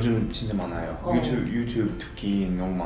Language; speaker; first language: Korean; non-native, learner; English